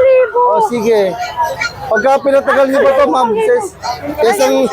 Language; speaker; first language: Filipino; native; Filipino